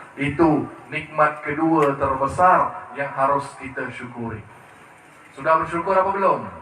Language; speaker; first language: Malay; early bilingual, other home language; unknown